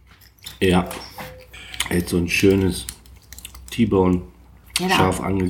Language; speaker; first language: German; native; German